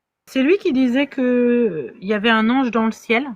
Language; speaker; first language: French; native; French